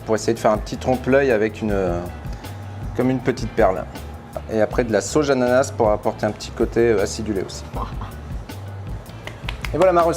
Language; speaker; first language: French; native; French